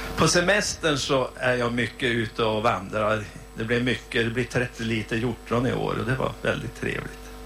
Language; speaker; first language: Swedish; native; Swedish